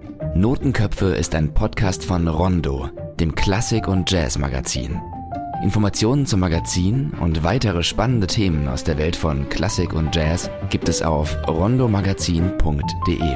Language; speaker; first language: German; native; German